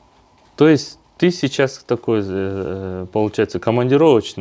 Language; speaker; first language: Russian; native; Russian